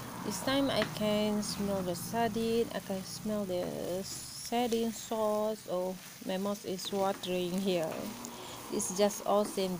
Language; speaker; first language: English; non-native, local second language; Malay